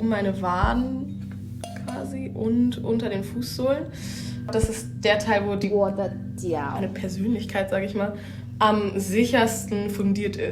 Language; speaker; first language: German; native; German